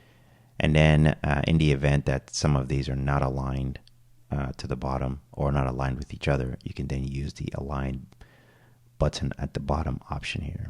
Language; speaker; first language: English; native; English